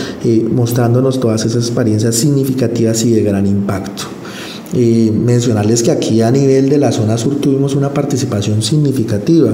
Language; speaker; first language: Spanish; native; Spanish